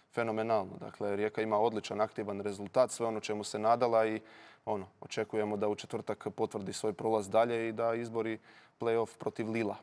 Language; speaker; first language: Croatian; native; Croatian